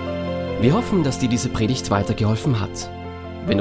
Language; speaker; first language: German; native; German